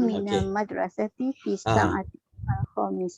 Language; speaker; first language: Arabic; non-native, learner; Malay